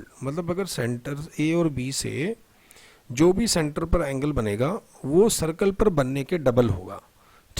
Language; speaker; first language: Hindi; native; Hindi